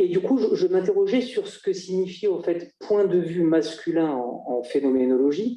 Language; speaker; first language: French; native; French